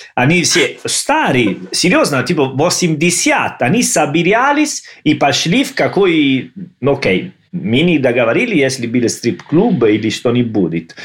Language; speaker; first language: Russian; non-native, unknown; Italian